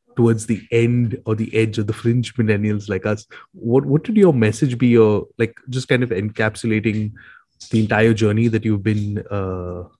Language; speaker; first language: English; non-native, local second language; Hindi